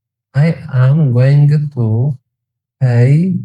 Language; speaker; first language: English; non-native, learner; Tigrinya